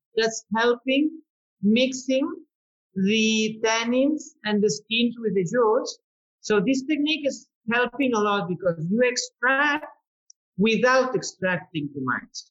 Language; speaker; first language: English; non-native, fluent; Spanish